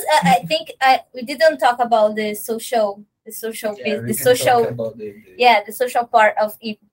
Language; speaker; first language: English; non-native, learner; Portuguese